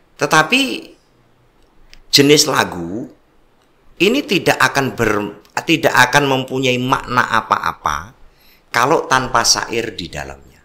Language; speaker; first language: Indonesian; non-native, local second language; Javanese